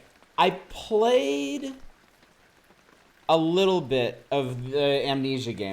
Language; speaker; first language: English; native; English